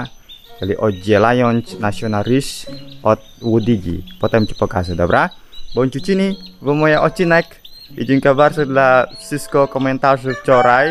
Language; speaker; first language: Polish; non-native, learner; Balinese